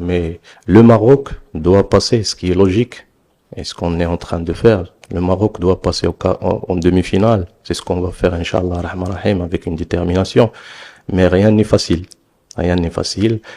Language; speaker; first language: French; non-native, local second language; Arabic